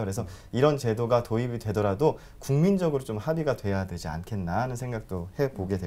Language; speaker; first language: Korean; native; Korean